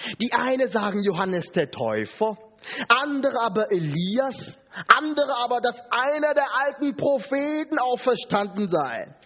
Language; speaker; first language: German; non-native, fluent; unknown